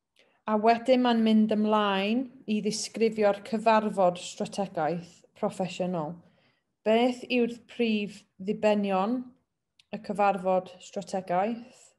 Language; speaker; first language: Welsh; native; Welsh